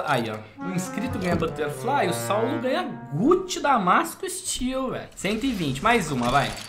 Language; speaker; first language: Portuguese; native; Portuguese